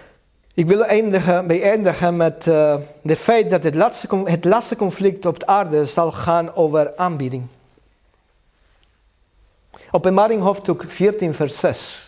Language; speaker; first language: Dutch; non-native, learner; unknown